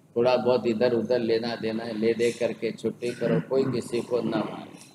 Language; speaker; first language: Hindi; non-native, local second language; Gujarati